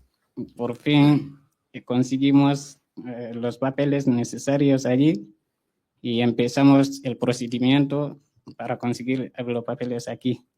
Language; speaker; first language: Spanish; non-native, fluent; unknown